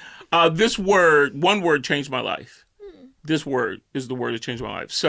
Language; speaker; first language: English; native; English